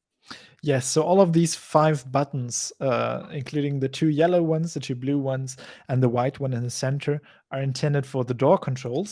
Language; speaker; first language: English; non-native, fluent; German